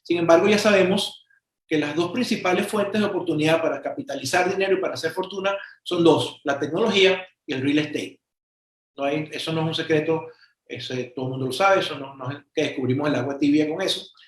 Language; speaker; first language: Spanish; native; Spanish